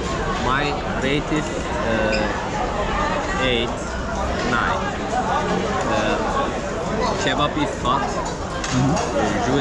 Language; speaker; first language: English; non-native, learner; Turkish